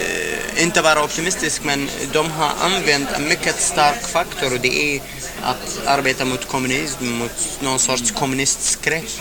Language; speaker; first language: Swedish; non-native, fluent; Arabic